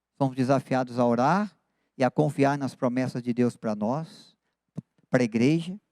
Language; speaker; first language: Portuguese; native; Portuguese